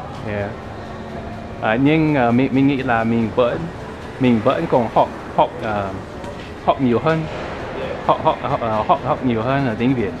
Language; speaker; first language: Vietnamese; non-native, learner; English